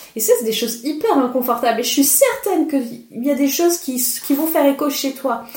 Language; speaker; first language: French; native; French